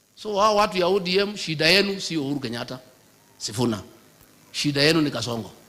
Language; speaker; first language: Swahili; non-native, local second language; Kikuyu